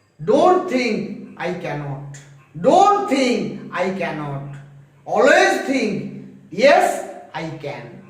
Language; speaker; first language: English; non-native, local second language; Bangla